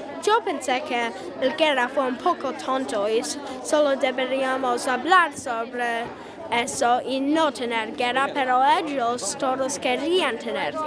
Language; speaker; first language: Spanish; non-native, learner; English